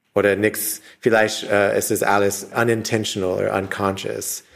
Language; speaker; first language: German; non-native, learner; English